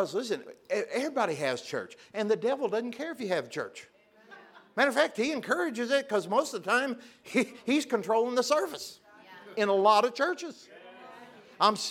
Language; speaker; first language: English; native; English